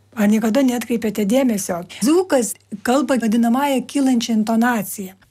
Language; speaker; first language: Lithuanian; native; Lithuanian